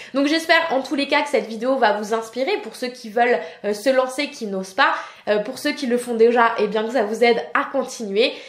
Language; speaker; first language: French; native; French